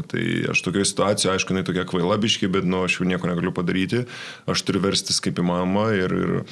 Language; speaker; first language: Lithuanian; native; Lithuanian